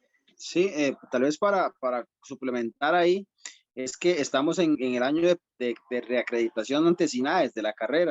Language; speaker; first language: Spanish; native; Spanish